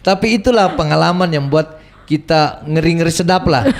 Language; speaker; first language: Indonesian; native; Indonesian